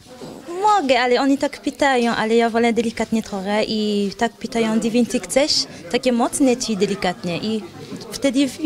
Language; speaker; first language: Polish; non-native, learner; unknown